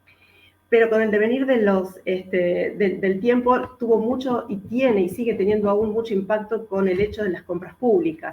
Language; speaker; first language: Spanish; native; Spanish